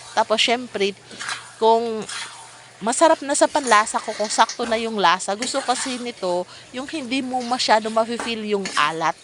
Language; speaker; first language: Filipino; non-native, local second language; Cebuano